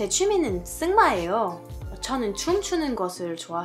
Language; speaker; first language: Korean; non-native, fluent; French